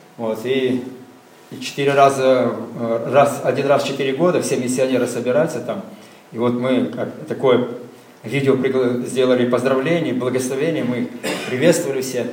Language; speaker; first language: Russian; native; Russian